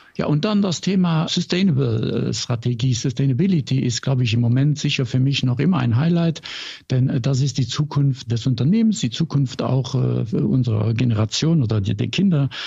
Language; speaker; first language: German; non-native, local second language; Luxembourgish